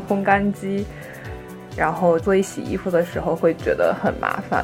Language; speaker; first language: Chinese; native; Chinese